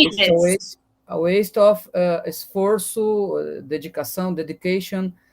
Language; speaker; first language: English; non-native, learner; Portuguese